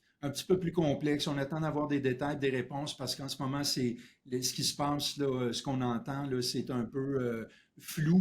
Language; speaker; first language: French; native; French